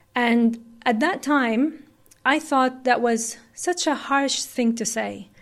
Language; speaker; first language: English; non-native, fluent; Arabic